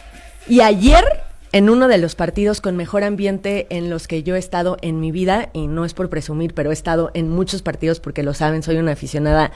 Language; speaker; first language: Spanish; native; Spanish